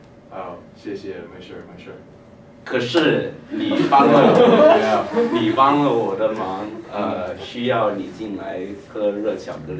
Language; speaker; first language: Chinese; non-native, learner; English